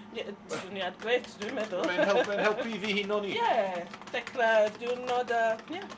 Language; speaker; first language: Welsh; non-native, learner; English